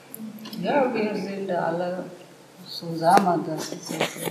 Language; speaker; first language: German; non-native, learner; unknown